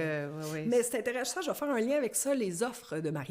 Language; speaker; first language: French; native; French